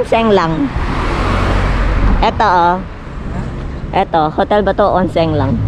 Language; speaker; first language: Filipino; native; Filipino